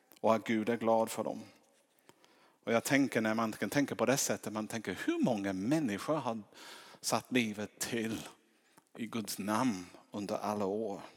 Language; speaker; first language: Swedish; non-native, fluent; English